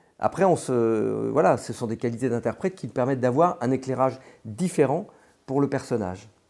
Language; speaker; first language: French; native; French